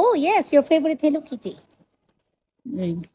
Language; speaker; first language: English; non-native, local second language; Filipino